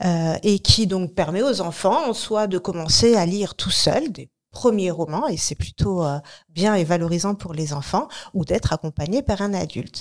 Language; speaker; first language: French; native; French